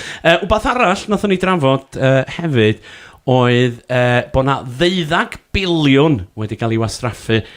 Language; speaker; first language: Welsh; native; Welsh